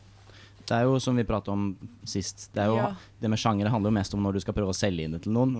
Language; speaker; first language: Norwegian; native; Norwegian